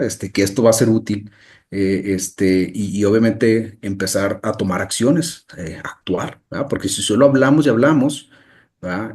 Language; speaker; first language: Spanish; native; Spanish